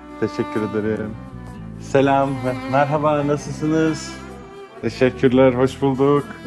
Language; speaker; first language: Turkish; native; Turkish